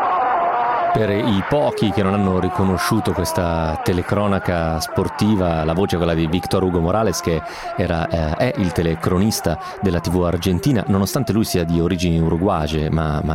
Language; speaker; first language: Italian; native; Italian